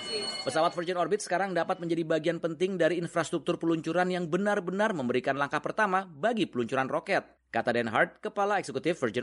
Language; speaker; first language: Indonesian; native; Indonesian